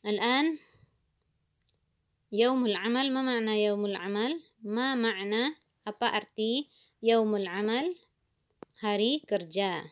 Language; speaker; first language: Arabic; non-native, fluent; Indonesian